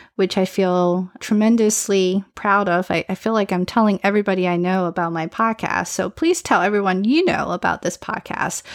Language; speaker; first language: English; early bilingual, other home language; Chinese